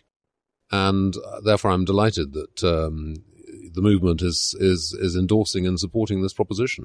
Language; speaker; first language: English; native; English